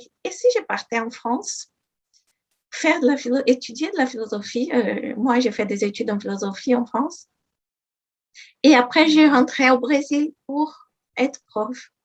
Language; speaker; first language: French; non-native, fluent; Portuguese